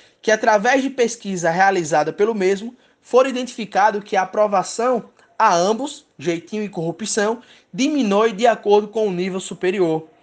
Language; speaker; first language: Portuguese; native; Portuguese